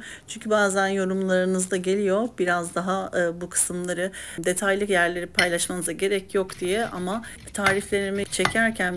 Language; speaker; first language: Turkish; native; Turkish